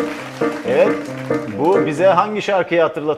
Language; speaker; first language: Turkish; native; Turkish